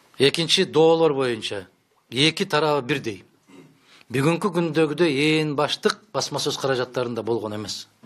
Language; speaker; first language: Kyrgyz; native; Kyrgyz